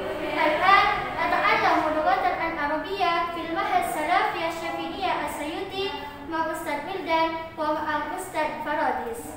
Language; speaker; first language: Arabic; non-native, learner; Indonesian